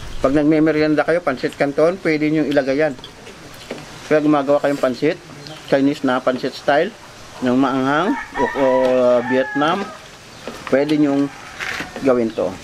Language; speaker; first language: Filipino; non-native, local second language; Kinaray-a